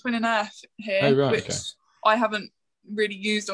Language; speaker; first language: English; native; English